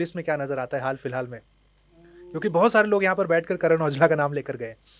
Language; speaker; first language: Hindi; native; Hindi